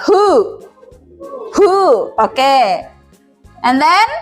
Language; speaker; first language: English; non-native, fluent; Indonesian